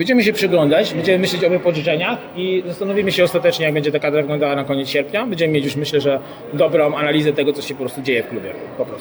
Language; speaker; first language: Polish; native; Polish